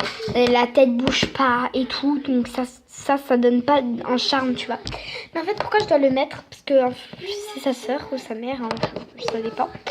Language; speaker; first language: French; native; French